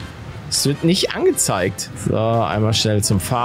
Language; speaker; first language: German; native; German